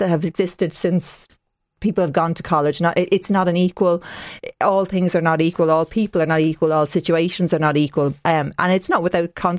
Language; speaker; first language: English; native; English